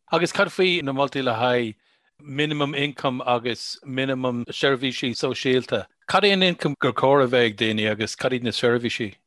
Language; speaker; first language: Irish; non-native, local second language; English